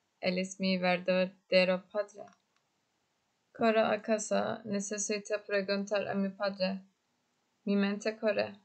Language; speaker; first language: Spanish; non-native, learner; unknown